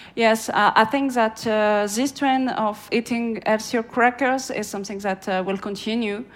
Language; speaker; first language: English; non-native, fluent; French